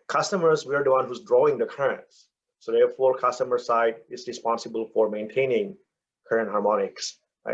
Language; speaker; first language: English; non-native, fluent; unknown